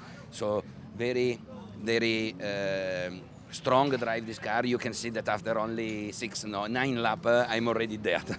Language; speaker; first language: English; non-native, learner; Italian